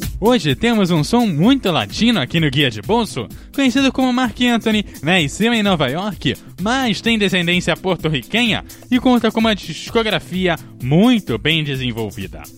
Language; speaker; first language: Portuguese; native; Portuguese